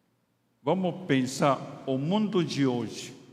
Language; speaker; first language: Portuguese; non-native, fluent; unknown